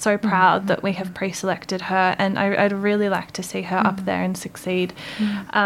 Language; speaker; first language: English; native; English